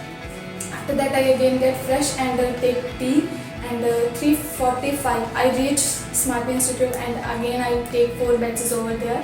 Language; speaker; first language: English; non-native, fluent; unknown